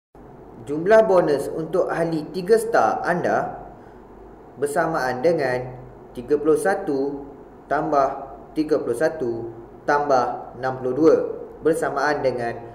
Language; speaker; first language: Malay; native; Malay